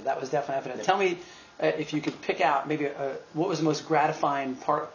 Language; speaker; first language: English; native; English